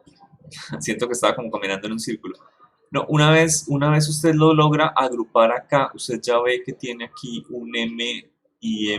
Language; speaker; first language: Spanish; native; Spanish